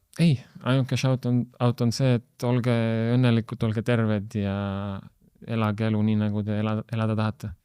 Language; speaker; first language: Estonian; native; Estonian